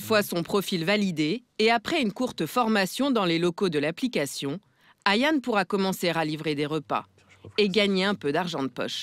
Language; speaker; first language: French; native; French